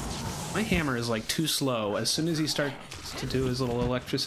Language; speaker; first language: English; native; English